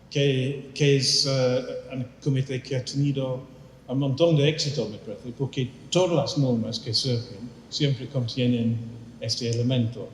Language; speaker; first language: Spanish; non-native, fluent; English